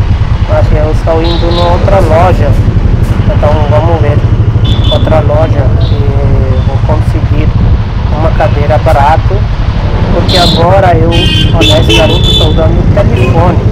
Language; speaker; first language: Portuguese; non-native, fluent; Hindi